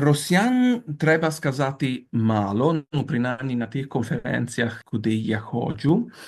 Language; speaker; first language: Ukrainian; non-native, fluent; Italian